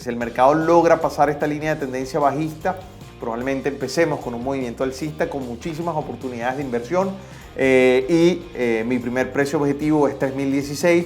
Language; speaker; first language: Spanish; native; Spanish